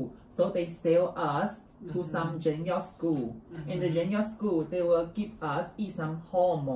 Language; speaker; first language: English; non-native, learner; Chinese